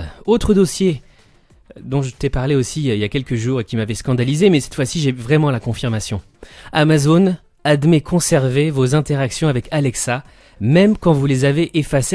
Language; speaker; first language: French; native; French